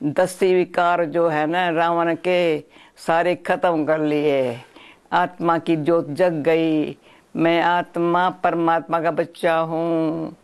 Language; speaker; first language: Urdu; non-native, local second language; Sindhi